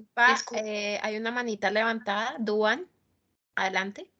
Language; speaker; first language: Spanish; native; Spanish